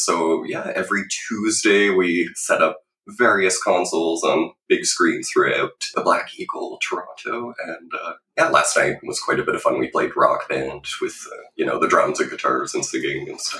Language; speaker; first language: English; native; English